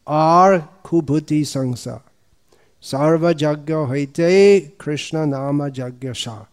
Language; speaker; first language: Hindi; non-native, fluent; English